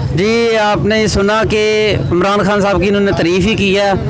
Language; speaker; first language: Urdu; non-native, local second language; Punjabi